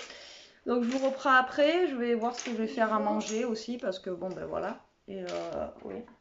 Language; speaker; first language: French; native; French